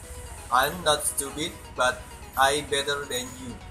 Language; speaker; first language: English; non-native, learner; Indonesian